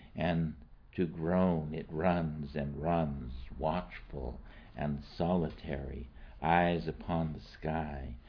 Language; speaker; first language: English; native; English